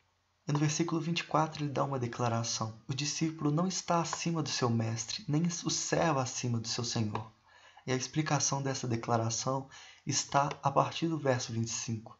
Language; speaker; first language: Portuguese; native; Portuguese